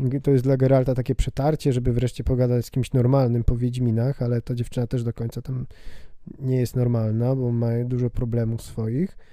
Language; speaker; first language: Polish; native; Polish